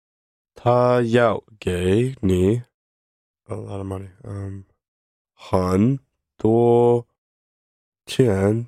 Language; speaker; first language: Chinese; non-native, learner; English